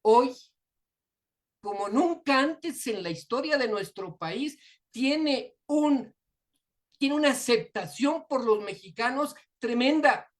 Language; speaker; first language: Spanish; native; Spanish